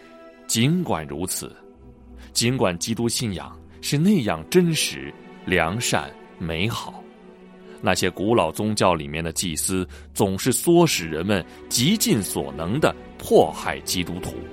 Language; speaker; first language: Chinese; native; Chinese